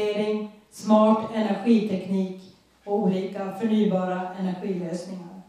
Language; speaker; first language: Swedish; native; Swedish